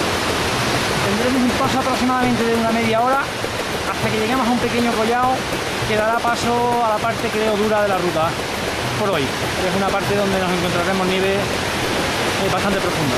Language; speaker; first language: Spanish; native; Spanish